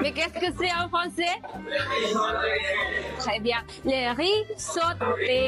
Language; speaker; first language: French; non-native, fluent; Indonesian